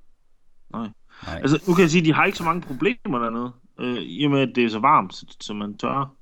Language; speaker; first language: Danish; native; Danish